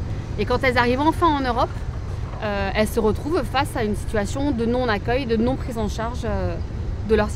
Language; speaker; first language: French; native; French